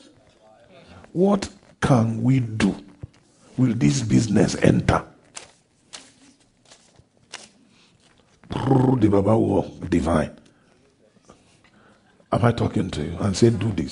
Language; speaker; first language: English; non-native, local second language; Yoruba